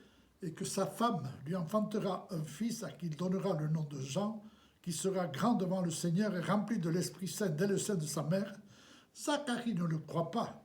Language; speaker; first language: French; native; French